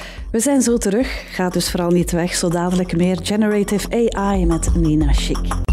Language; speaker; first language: Dutch; native; Dutch